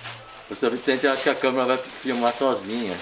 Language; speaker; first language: Portuguese; native; Portuguese